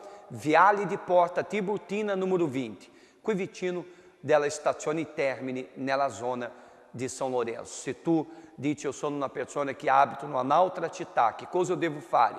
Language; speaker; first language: Italian; non-native, fluent; Portuguese